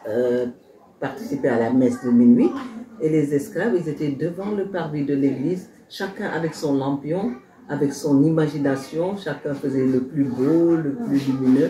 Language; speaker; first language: French; non-native, local second language; Wolof